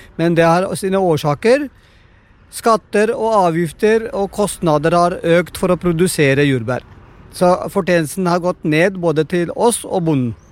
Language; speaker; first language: Norwegian; non-native, fluent; Punjabi